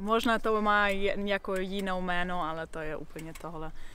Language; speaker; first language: Czech; non-native, learner; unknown